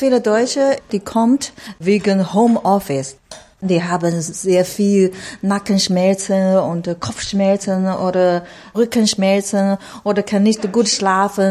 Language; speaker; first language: German; non-native, learner; Chinese